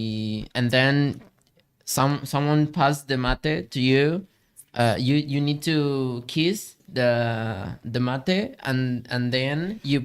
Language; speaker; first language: English; non-native, learner; Spanish